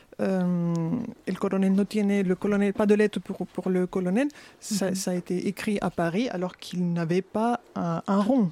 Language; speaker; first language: French; non-native, fluent; Spanish